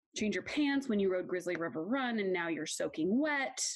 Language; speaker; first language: English; native; English